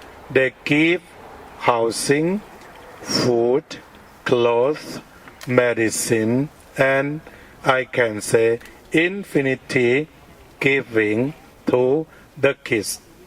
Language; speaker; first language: English; non-native, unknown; Thai